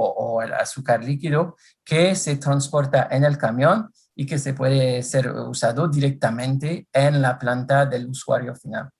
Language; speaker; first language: Spanish; non-native, fluent; French